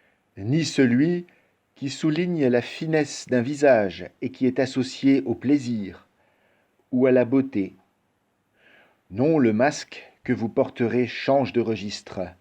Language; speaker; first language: French; native; French